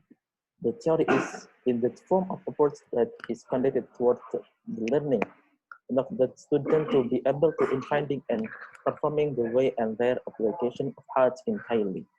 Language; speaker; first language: English; non-native, learner; Indonesian